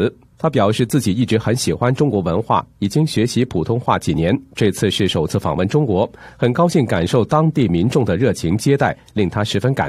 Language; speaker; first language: Chinese; native; Chinese